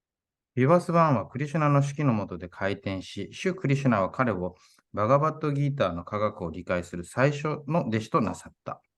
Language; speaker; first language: Japanese; native; Japanese